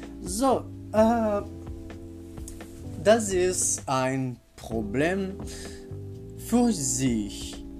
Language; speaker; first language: German; non-native, learner; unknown